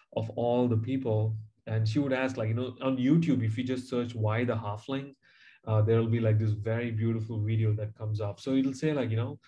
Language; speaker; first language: English; non-native, local second language; Tamil